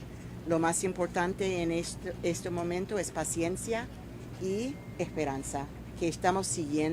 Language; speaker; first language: Spanish; non-native, fluent; English